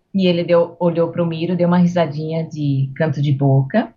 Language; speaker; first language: Portuguese; native; Portuguese